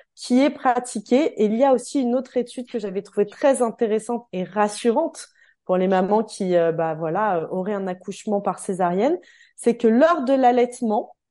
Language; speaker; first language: French; native; French